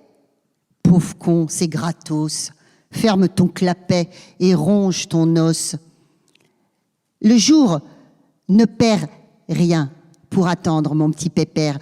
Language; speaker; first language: French; native; French